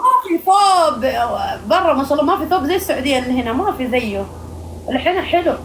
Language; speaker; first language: Arabic; native; Arabic